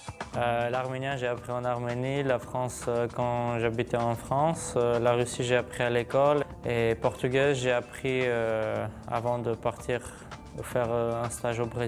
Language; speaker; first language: French; early bilingual, other home language; Armenian